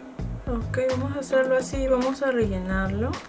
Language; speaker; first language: Spanish; native; Spanish